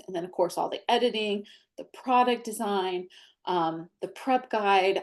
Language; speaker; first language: English; native; English